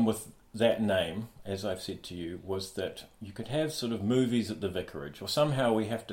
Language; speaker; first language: English; native; English